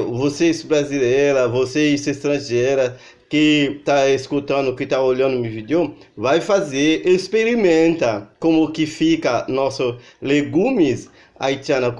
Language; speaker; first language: Portuguese; non-native, learner; Haitian Creole